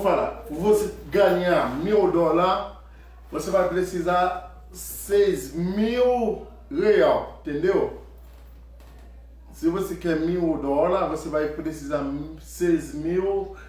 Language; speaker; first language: Portuguese; non-native, learner; Haitian Creole